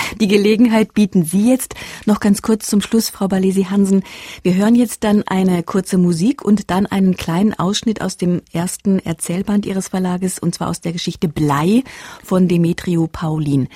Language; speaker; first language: German; native; German